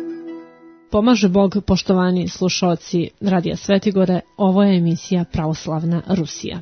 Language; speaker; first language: Serbian; native; Serbian